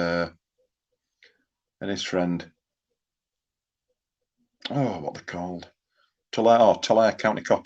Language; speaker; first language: English; native; English